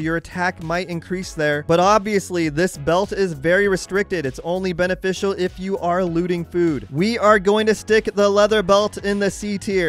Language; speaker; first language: English; native; English